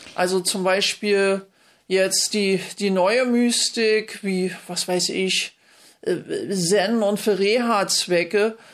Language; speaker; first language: German; native; German